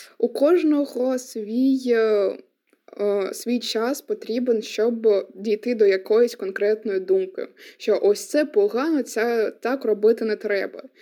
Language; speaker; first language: Ukrainian; non-native, local second language; Russian